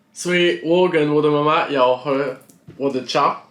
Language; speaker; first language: Chinese; non-native, learner; French